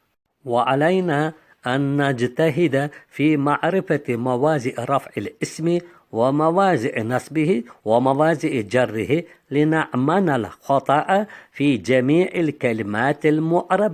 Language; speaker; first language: Arabic; non-native, fluent; Uzbek